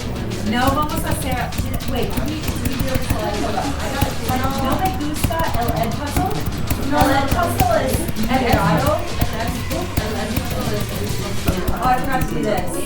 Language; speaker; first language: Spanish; non-native, learner; English